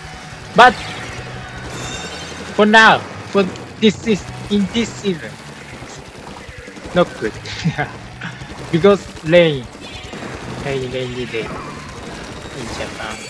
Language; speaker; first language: English; non-native, learner; Japanese